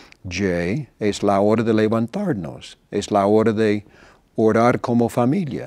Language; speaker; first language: Spanish; non-native, fluent; English